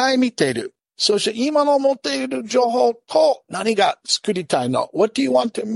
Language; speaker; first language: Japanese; non-native, learner; English